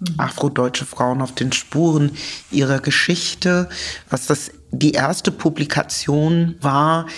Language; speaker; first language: German; native; German